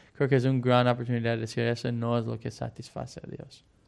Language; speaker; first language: Spanish; non-native, fluent; English